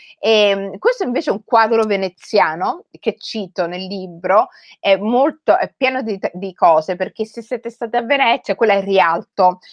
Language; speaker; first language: Italian; native; Italian